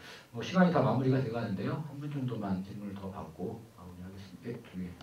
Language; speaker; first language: Korean; native; Korean